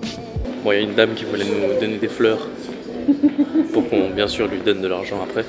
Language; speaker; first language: French; native; French